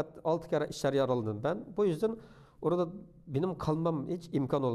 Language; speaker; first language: Turkish; non-native, learner; Uyghur